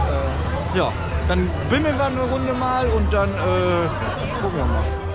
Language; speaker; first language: German; native; German